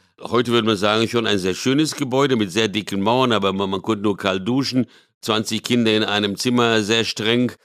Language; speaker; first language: German; early bilingual, other home language; Hungarian